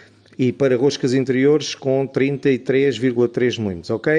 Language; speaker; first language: Portuguese; native; Portuguese